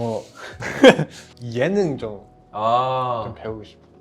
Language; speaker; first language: Korean; non-native, learner; English